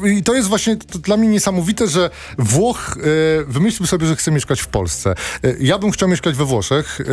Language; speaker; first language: Polish; native; Polish